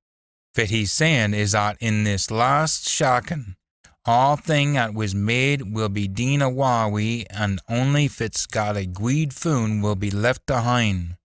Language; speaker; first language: English; native; English